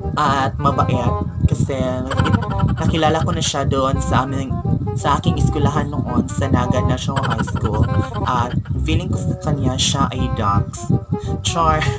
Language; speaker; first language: Filipino; non-native, local second language; Cebuano